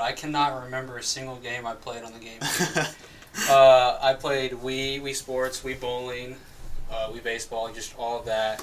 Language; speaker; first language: English; native; English